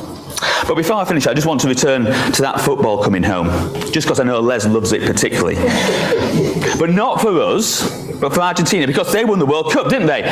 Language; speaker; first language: English; native; English